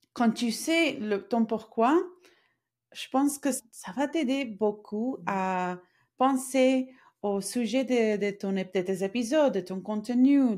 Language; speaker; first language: French; non-native, fluent; Spanish